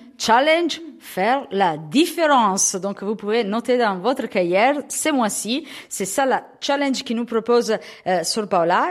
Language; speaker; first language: French; non-native, fluent; Italian